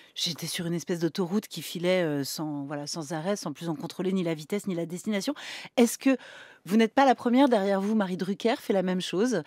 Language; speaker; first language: French; native; French